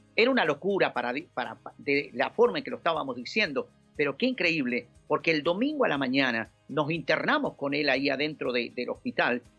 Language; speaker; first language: Spanish; native; Spanish